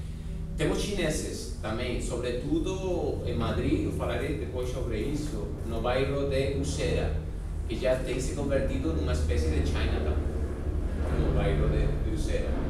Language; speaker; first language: Portuguese; non-native, fluent; Spanish